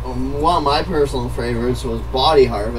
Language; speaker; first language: English; native; English